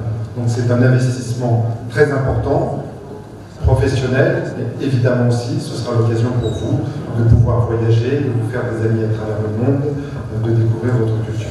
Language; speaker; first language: French; native; French